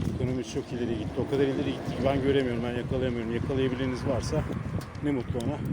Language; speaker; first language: Turkish; native; Turkish